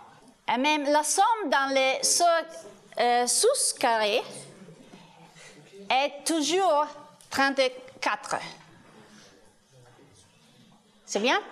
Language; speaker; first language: French; non-native, learner; Italian